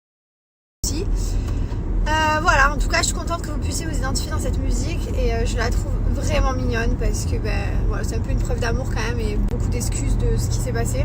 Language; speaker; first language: French; native; French